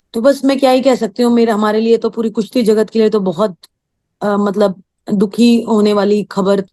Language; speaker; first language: Hindi; native; Hindi